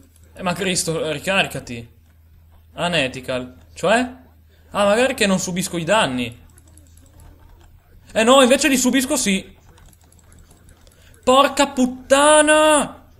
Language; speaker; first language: Italian; native; Italian